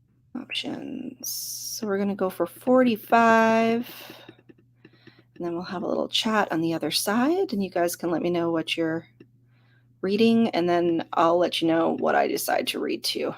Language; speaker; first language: English; native; English